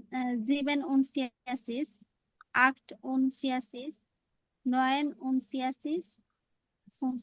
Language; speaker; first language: German; non-native, learner; Bangla